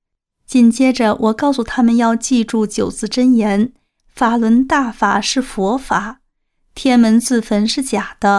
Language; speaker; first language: Chinese; native; Chinese